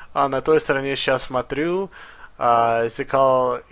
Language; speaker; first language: Russian; early bilingual, heritage; Russian